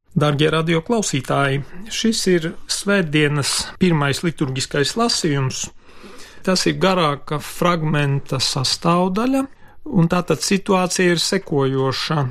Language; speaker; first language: Latvian; non-native, local second language; Polish